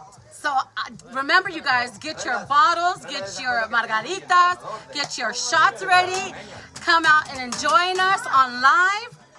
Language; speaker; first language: English; early bilingual, other home language; Spanish